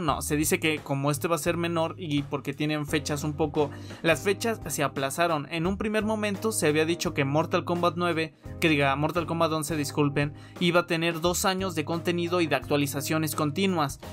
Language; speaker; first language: Spanish; native; Spanish